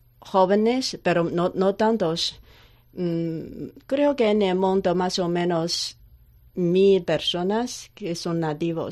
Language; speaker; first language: Spanish; non-native, learner; Chinese